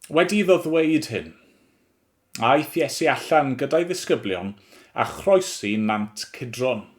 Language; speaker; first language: Welsh; native; Welsh